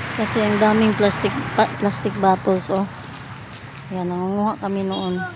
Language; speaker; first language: Filipino; non-native, local second language; Cebuano